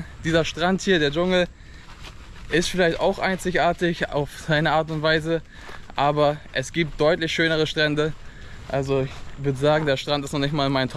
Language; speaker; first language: German; native; German